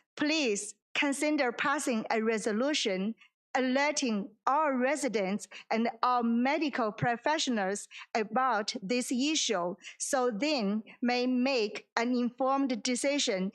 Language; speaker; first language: English; non-native, fluent; Chinese